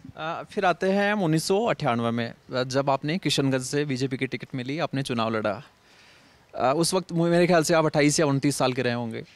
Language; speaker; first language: Hindi; native; Hindi